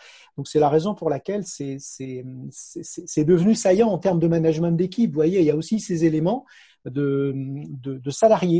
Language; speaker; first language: French; native; French